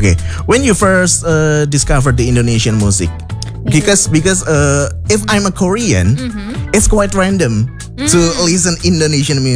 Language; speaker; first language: English; non-native, fluent; Indonesian